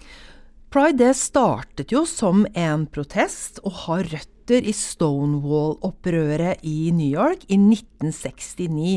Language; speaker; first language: Norwegian; native; Norwegian